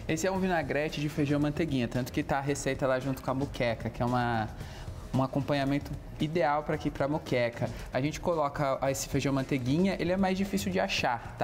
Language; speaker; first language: Portuguese; native; Portuguese